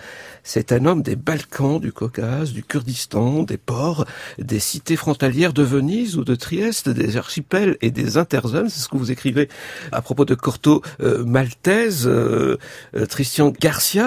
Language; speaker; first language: French; native; French